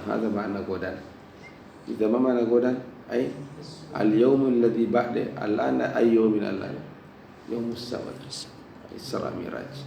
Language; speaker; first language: Arabic; non-native, fluent; Indonesian